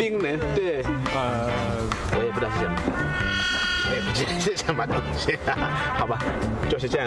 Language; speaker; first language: Chinese; non-native, learner; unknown